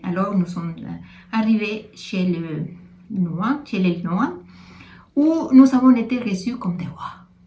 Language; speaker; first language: French; non-native, fluent; Spanish